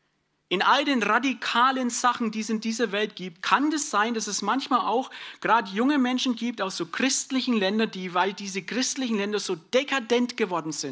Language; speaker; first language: German; native; German